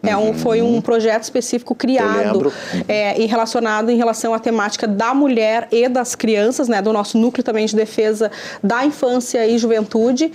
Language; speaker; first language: Portuguese; native; Portuguese